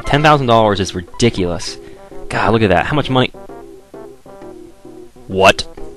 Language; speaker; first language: English; native; English